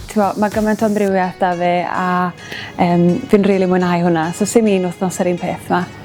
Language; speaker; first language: Welsh; native; Welsh